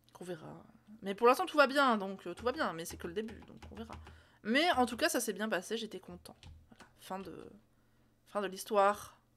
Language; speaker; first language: French; native; French